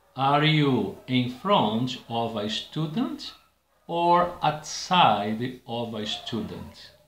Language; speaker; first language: English; non-native, fluent; Portuguese